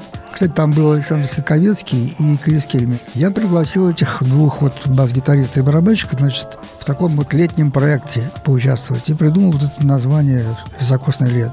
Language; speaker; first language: Russian; native; Russian